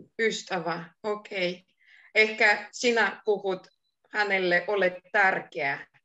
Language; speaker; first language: Finnish; non-native, fluent; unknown